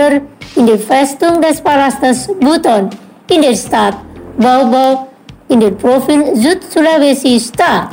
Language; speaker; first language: German; non-native, learner; Indonesian